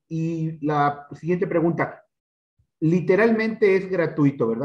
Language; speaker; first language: Spanish; native; Spanish